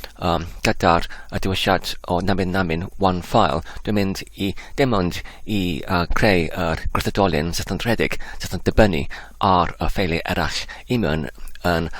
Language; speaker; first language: Welsh; non-native, learner; English